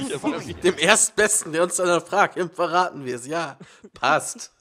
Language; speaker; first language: German; native; German